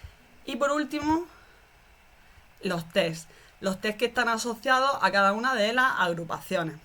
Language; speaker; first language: Spanish; native; Spanish